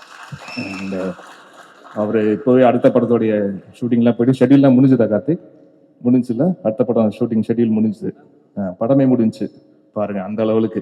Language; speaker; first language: Tamil; native; Tamil